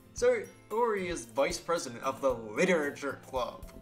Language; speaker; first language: English; native; English